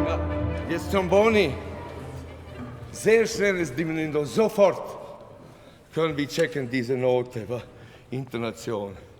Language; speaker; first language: German; non-native, fluent; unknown